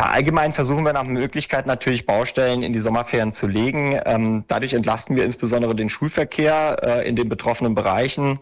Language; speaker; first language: German; native; German